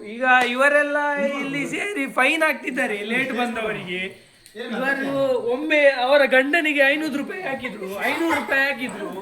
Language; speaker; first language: Kannada; non-native, local second language; Tulu